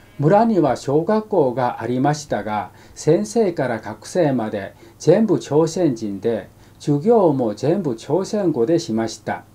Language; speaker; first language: Japanese; non-native, fluent; Korean